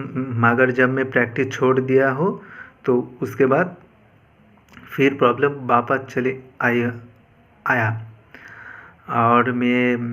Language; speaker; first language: Hindi; non-native, local second language; Bangla